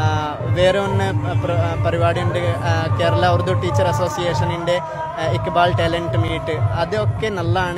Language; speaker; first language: Malayalam; non-native, local second language; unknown